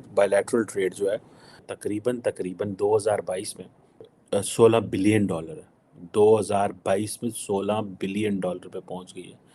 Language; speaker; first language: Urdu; native; Urdu